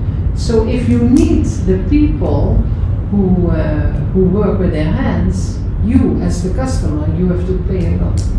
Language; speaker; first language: English; non-native, fluent; Dutch